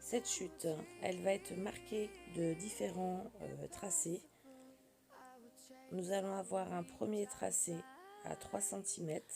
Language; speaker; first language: French; native; French